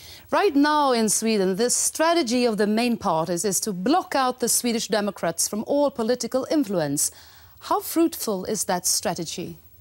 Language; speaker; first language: English; non-native, fluent; Swedish